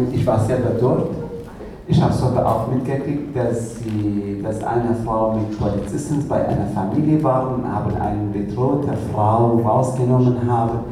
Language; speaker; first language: German; non-native, learner; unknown